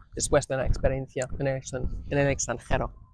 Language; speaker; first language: Spanish; non-native, fluent; English